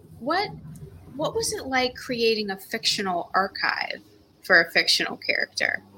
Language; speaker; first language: English; native; English